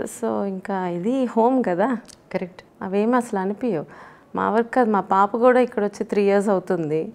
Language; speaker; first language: Telugu; native; Telugu